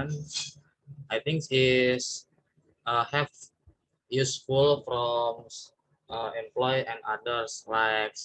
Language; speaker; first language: English; non-native, learner; Indonesian